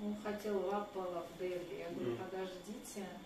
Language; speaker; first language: Russian; native; Russian